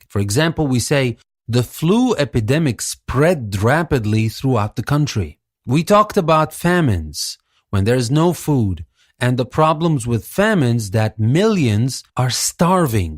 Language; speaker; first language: English; non-native, fluent; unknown